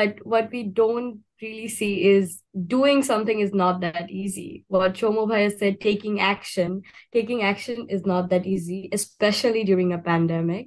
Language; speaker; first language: English; non-native, local second language; Bangla